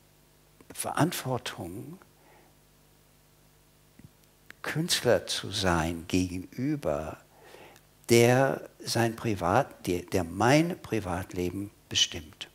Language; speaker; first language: German; non-native, fluent; English